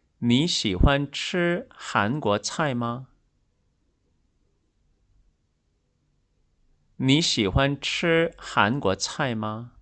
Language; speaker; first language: Chinese; non-native, fluent; Korean